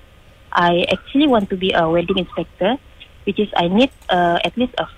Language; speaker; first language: English; non-native, local second language; Malay